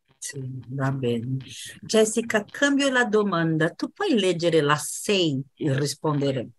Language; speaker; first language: Italian; non-native, fluent; Portuguese